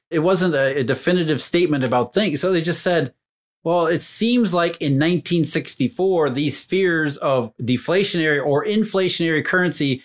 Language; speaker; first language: English; native; English